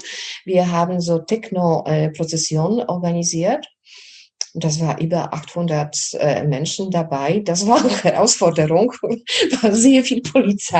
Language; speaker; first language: German; non-native, fluent; Polish